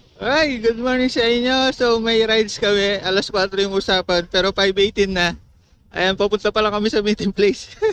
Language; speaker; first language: Filipino; non-native, local second language; Pampanga